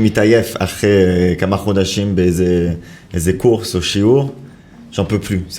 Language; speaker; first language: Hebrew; non-native, learner; French